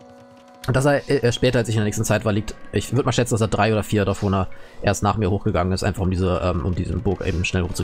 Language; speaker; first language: German; native; German